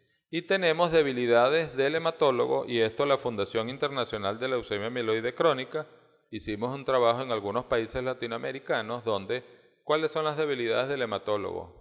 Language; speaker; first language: Spanish; native; Spanish